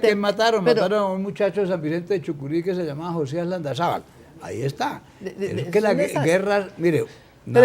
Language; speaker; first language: Spanish; native; Spanish